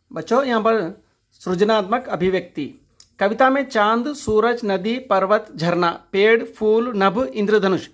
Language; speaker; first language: Hindi; non-native, local second language; Telugu